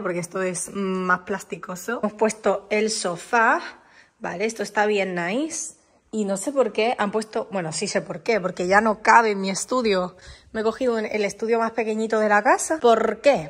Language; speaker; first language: Spanish; native; Spanish